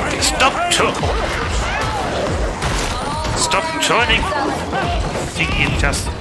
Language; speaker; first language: English; non-native, fluent; German